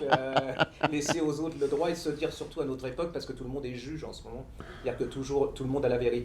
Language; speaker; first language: French; native; French